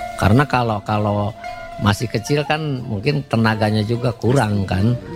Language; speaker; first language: Indonesian; native; Indonesian